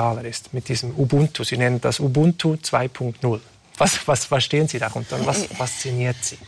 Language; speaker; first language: German; native; German